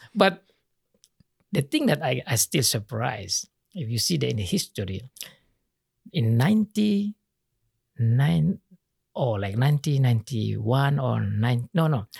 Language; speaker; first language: English; non-native, learner; Indonesian